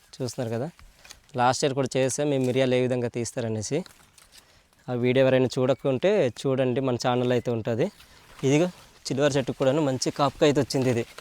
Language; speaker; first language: Telugu; non-native, local second language; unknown